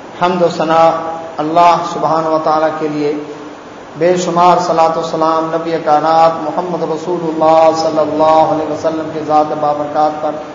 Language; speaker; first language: Urdu; non-native, local second language; Saraiki